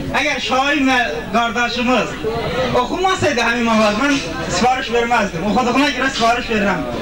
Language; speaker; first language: Azerbaijani; non-native, local second language; Talysh